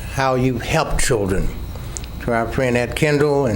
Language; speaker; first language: English; native; English